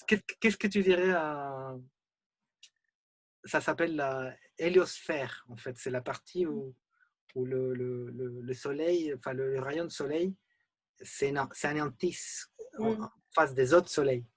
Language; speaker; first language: French; non-native, fluent; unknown